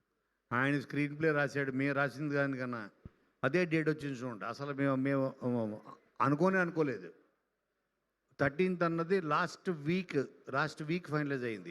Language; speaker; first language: Telugu; native; Telugu